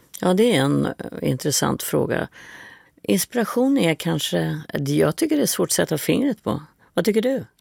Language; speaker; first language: Swedish; native; Swedish